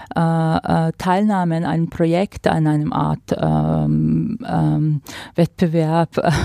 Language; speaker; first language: German; non-native, fluent; Croatian